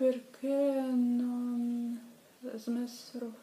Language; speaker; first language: Italian; non-native, learner; Russian